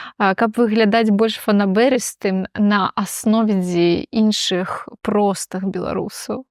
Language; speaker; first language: Belarusian; non-native, local second language; Russian